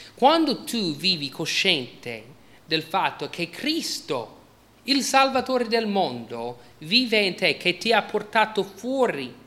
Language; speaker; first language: Italian; non-native, fluent; English